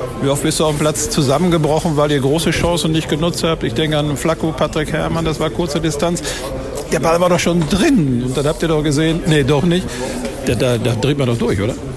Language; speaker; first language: German; native; German